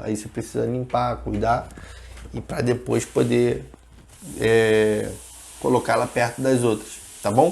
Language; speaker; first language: Portuguese; native; Portuguese